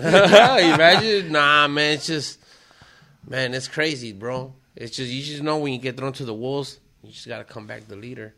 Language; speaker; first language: English; early bilingual, other home language; Spanish